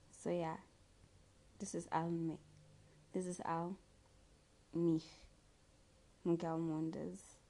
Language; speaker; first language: German; non-native, learner; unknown